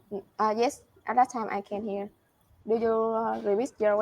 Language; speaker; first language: English; non-native, learner; Vietnamese